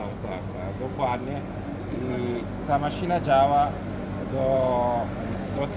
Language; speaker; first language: Polish; non-native, learner; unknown